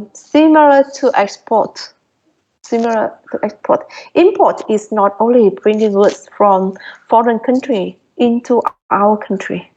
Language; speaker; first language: English; non-native, fluent; Vietnamese